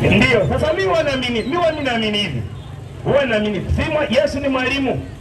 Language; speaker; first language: Swahili; non-native, local second language; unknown